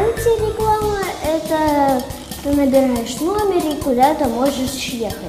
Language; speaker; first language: Russian; native; Russian